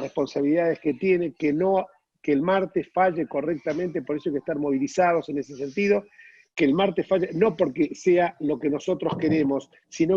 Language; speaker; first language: Spanish; native; Spanish